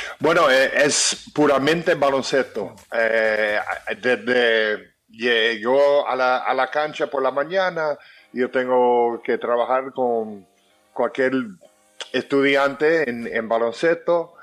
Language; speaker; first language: Spanish; early bilingual, heritage; English